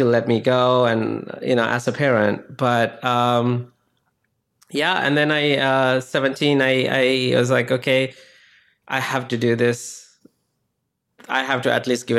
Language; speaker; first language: English; non-native, local second language; Sinhala